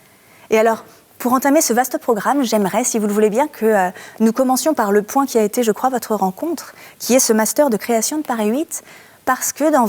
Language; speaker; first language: French; native; French